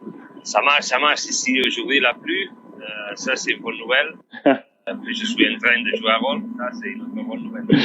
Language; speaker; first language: French; non-native, fluent; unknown